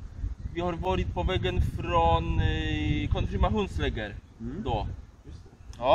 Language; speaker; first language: Swedish; non-native, fluent; Polish